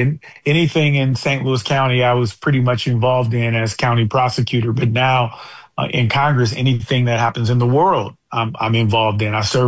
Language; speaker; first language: English; native; English